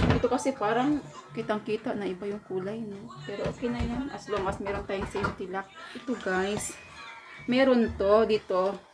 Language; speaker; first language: Filipino; non-native, local second language; Cebuano